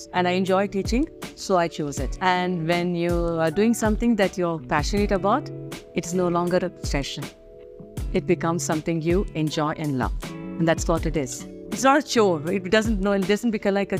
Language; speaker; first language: English; non-native, local second language; Kannada